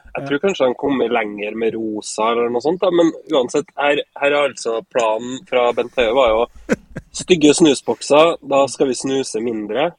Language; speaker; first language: Norwegian; native; Norwegian